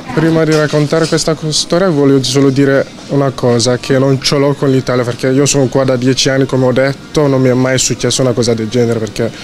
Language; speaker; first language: Italian; non-native, fluent; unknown